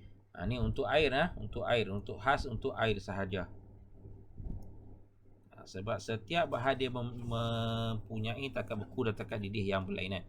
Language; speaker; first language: Malay; native; Malay